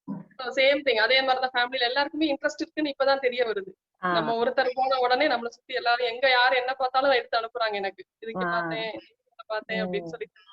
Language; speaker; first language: Tamil; native; Tamil